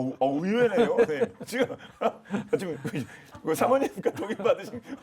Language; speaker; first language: Korean; native; Korean